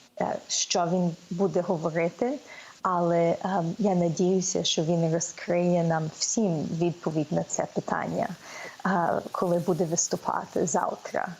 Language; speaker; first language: Ukrainian; early bilingual, heritage; Ukrainian